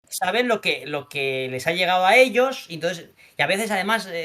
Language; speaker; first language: Spanish; native; Spanish